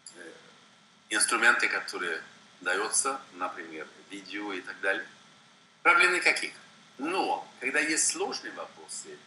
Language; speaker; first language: Russian; non-native, fluent; Swedish